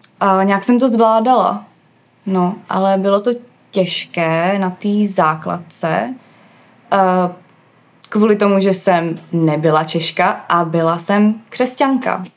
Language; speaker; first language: Czech; early bilingual, other home language; English